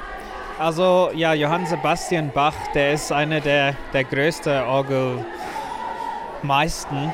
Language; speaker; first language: German; non-native, fluent; Afrikaans